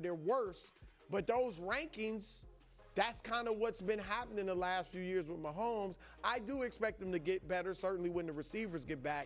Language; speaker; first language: English; native; English